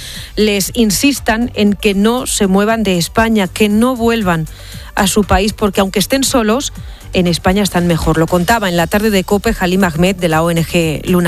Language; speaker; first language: Spanish; native; Spanish